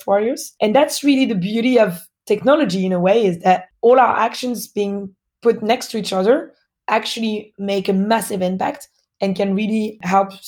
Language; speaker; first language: English; non-native, fluent; French